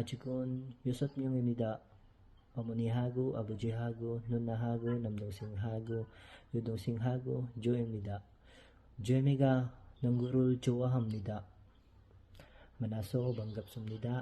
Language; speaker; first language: Korean; non-native, learner; Cebuano